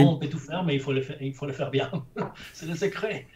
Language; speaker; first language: French; non-native, fluent; Spanish